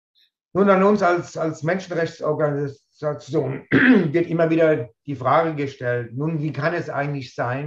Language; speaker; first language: German; native; German